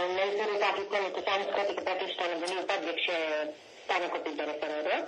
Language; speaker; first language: Kannada; non-native, local second language; Kodava